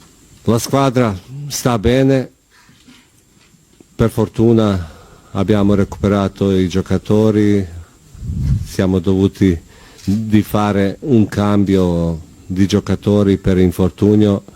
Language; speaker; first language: Italian; non-native, fluent; Bosnian